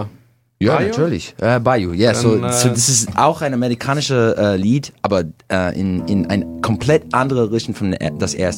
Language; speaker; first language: German; non-native, learner; English